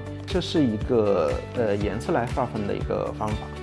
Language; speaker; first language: Chinese; native; Chinese